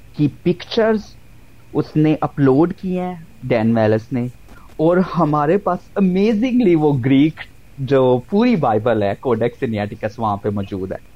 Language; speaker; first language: Urdu; non-native, local second language; Punjabi